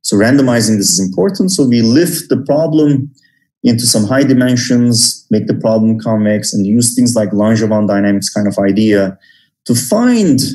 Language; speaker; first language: English; non-native, fluent; Turkish